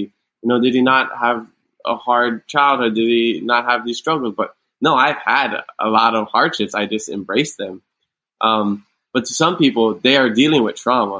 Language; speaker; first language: English; native; English